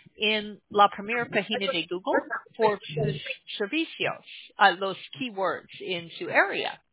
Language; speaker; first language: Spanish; non-native, learner; English